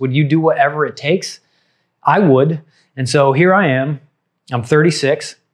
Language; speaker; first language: English; native; English